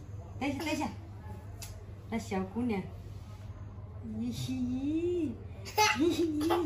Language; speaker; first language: Chinese; non-native, learner; Nepali